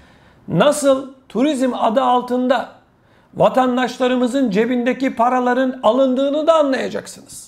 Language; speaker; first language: Turkish; native; Turkish